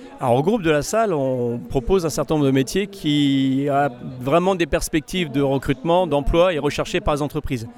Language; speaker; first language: French; native; French